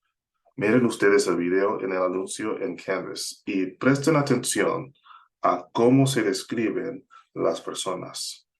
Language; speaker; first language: Spanish; non-native, fluent; English